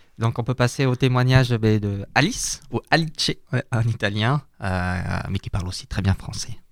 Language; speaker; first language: French; native; French